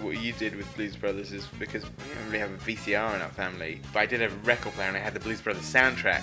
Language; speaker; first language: English; native; English